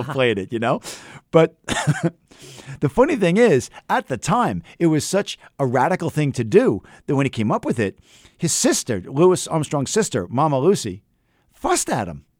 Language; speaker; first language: English; native; English